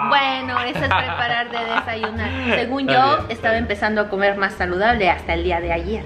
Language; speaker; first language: Spanish; native; Spanish